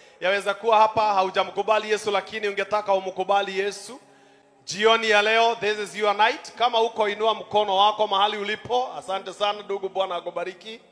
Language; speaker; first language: Swahili; non-native, local second language; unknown